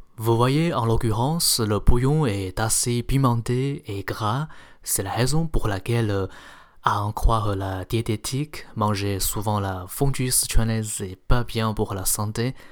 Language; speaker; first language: French; non-native, fluent; Chinese